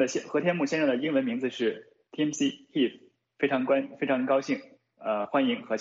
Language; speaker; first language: Chinese; native; Chinese